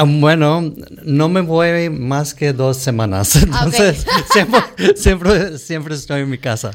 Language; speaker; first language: Spanish; early bilingual, heritage; Spanish